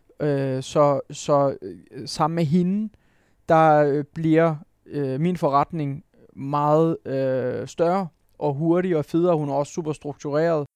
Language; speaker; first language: Danish; non-native, fluent; Turkish